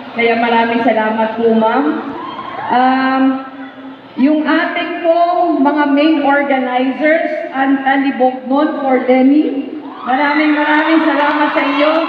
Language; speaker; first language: Filipino; non-native, local second language; Bikol